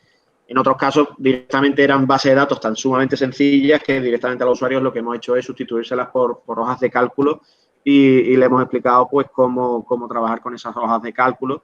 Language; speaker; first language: Spanish; native; Spanish